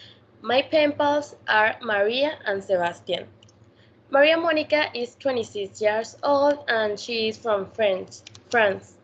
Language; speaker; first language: English; non-native, learner; Spanish